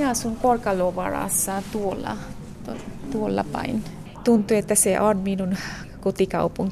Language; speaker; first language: Finnish; non-native, fluent; Bangla